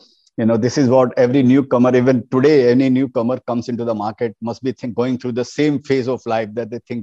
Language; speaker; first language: English; non-native, local second language; Hindi